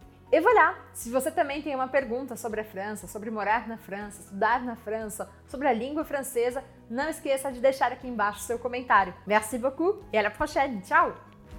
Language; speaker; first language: Portuguese; non-native, fluent; French